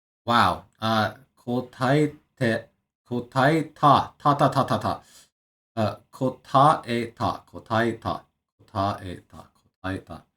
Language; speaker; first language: Japanese; non-native, learner; English